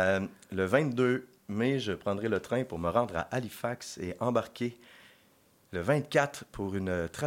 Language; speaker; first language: French; native; French